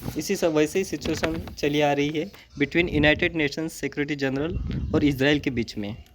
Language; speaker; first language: Hindi; non-native, local second language; Marathi